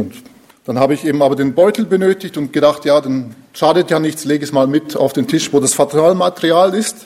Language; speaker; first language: German; native; German